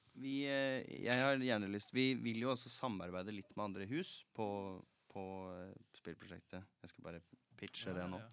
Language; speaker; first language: Norwegian; native; Norwegian